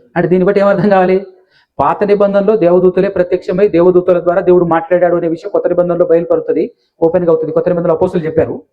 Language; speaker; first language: Telugu; non-native, local second language; Lambadi